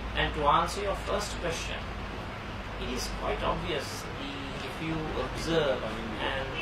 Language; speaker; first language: English; non-native, local second language; Sinhala